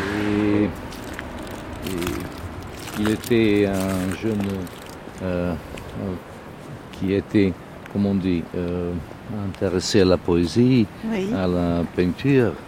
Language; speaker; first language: French; non-native, learner; Italian